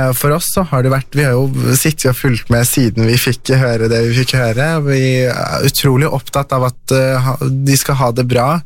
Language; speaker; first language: Norwegian; early bilingual, other home language; Persian